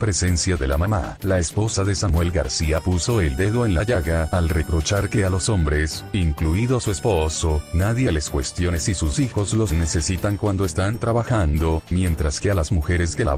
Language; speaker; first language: Spanish; native; Spanish